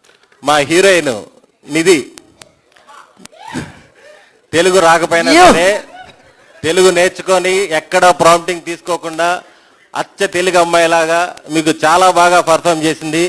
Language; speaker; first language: Telugu; native; Telugu